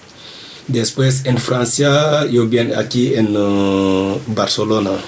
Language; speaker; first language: Spanish; non-native, learner; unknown